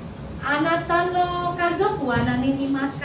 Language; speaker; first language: Japanese; non-native, learner; Indonesian